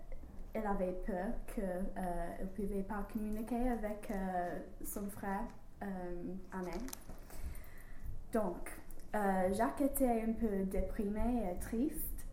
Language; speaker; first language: French; non-native, learner; English